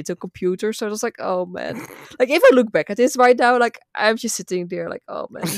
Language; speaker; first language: English; non-native, fluent; Dutch